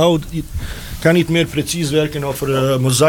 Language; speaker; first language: Dutch; non-native, learner; Bosnian